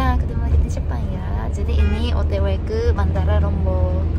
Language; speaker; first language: Indonesian; non-native, fluent; Japanese